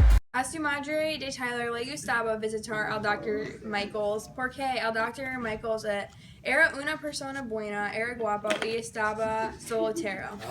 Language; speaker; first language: Spanish; non-native, learner; English